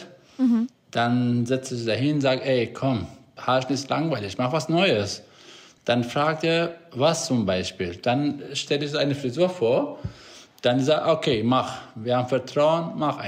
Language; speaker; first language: German; non-native, fluent; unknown